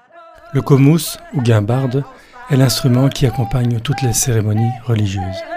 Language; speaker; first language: French; native; French